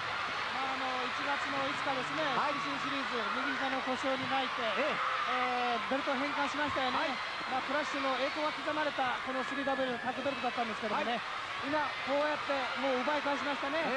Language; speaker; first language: Japanese; native; Japanese